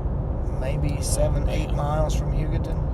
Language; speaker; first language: English; native; English